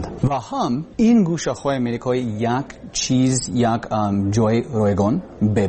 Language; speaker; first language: Persian; non-native, learner; English